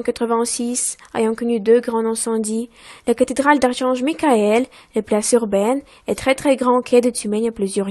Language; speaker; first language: French; non-native, learner; Russian